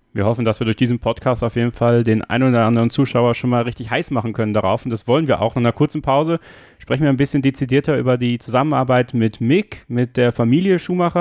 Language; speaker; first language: German; native; German